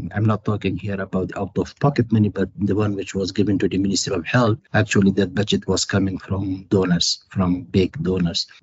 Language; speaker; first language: English; non-native, fluent; Persian